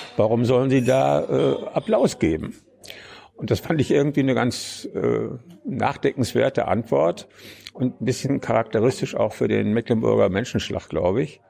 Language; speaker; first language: German; native; German